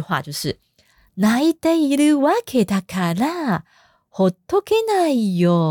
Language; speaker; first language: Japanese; non-native, fluent; Chinese